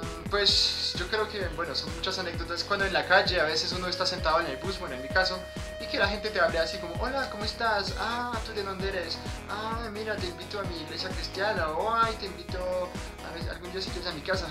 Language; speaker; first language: Spanish; non-native, fluent; French